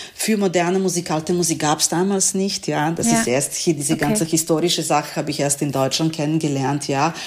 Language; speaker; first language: German; non-native, learner; Serbian